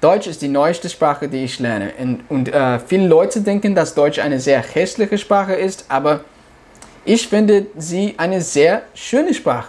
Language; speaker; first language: German; non-native, learner; English